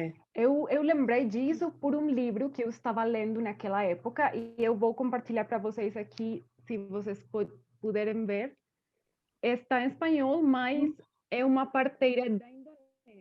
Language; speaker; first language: Portuguese; non-native, fluent; Spanish